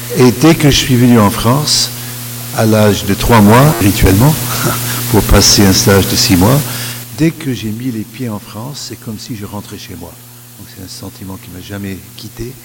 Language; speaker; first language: French; non-native, fluent; English